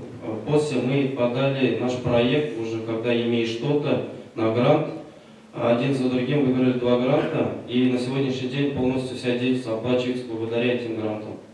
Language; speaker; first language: Russian; non-native, local second language; Tatar